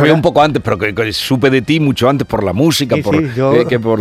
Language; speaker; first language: Spanish; native; Spanish